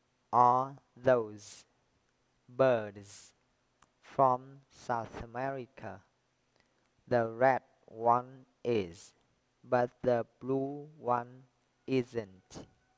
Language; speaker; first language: English; non-native, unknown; Vietnamese